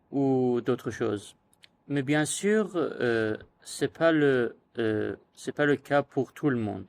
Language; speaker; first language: French; non-native, learner; Persian